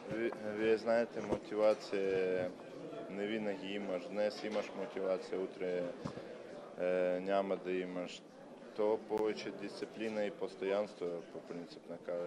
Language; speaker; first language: Bulgarian; non-native, learner; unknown